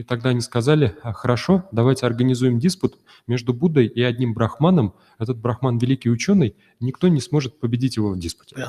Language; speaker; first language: Russian; native; Russian